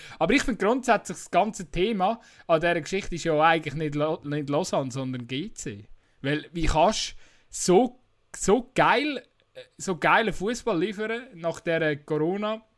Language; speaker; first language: German; native; German